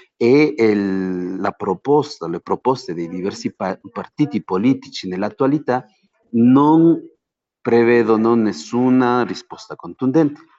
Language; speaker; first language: Italian; non-native, fluent; Spanish